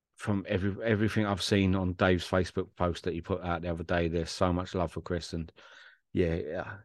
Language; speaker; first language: English; native; English